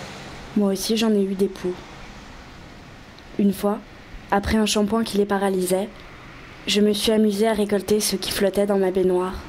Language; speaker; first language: French; native; French